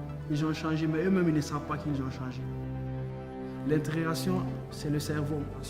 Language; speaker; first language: French; non-native, local second language; Bambara